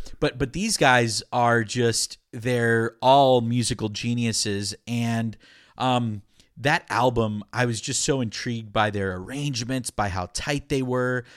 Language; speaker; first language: English; early bilingual, other home language; Spanish